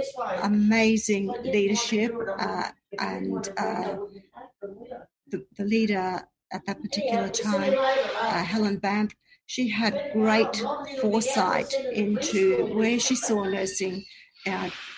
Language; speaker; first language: English; native; English